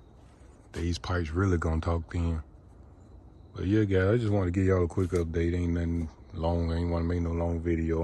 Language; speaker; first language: English; native; English